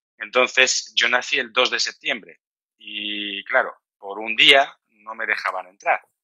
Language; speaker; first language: Spanish; non-native, fluent; Georgian